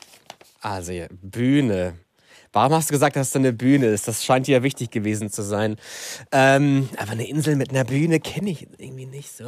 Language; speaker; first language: German; native; German